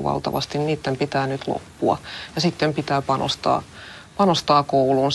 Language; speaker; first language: Finnish; non-native, local second language; Swedish